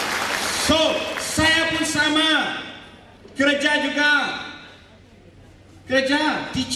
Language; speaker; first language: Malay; non-native, local second language; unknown